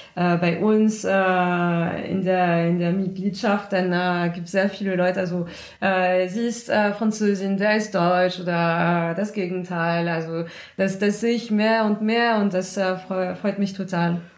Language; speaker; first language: German; non-native, fluent; French